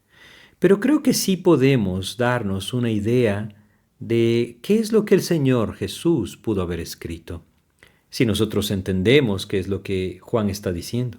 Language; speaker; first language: Spanish; native; Spanish